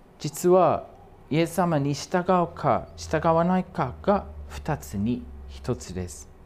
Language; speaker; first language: Japanese; non-native, fluent; English